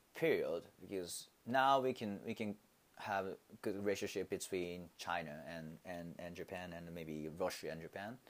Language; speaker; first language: English; non-native, fluent; Japanese